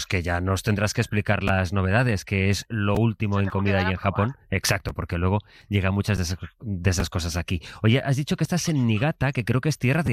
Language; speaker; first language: Spanish; native; Spanish